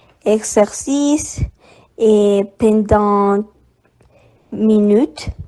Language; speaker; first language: French; non-native, learner; Spanish